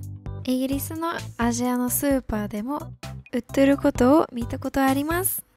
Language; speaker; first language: Japanese; non-native, fluent; English